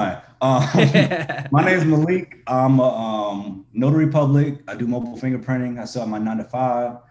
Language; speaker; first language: English; native; English